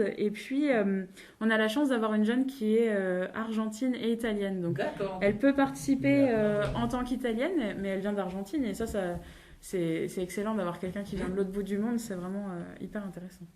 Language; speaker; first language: French; native; French